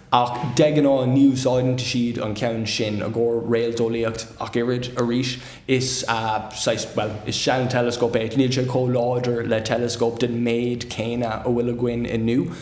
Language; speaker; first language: Irish; non-native, local second language; English